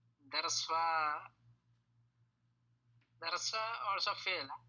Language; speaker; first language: Arabic; non-native, learner; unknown